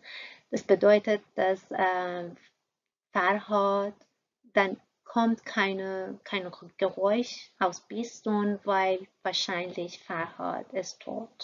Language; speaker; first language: German; non-native, fluent; Persian